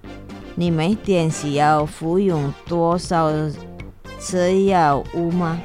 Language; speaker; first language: Chinese; non-native, learner; Indonesian